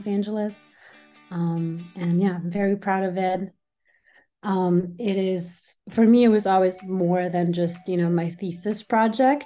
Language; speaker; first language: English; non-native, fluent; German